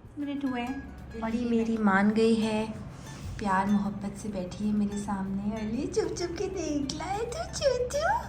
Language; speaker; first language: Urdu; native; Urdu